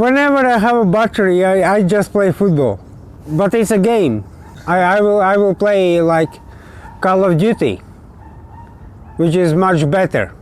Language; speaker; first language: English; non-native, learner; Latvian